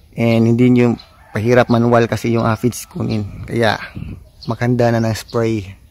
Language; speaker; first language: Filipino; non-native, local second language; Cebuano